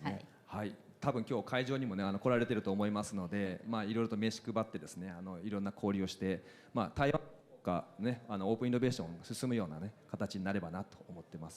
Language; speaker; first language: Japanese; native; Japanese